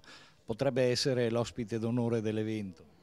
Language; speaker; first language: Italian; native; Italian